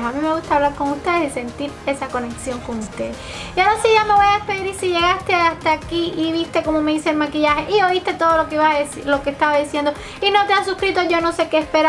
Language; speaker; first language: Spanish; native; Spanish